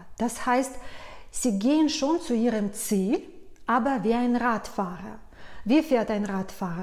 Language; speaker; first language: German; non-native, fluent; Russian